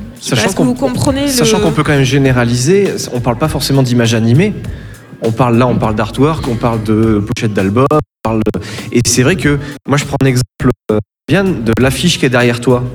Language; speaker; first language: French; native; French